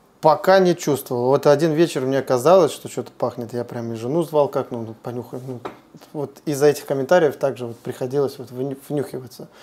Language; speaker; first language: Russian; native; Russian